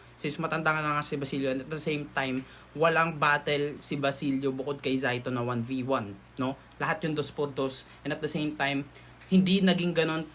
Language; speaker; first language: Filipino; native; Filipino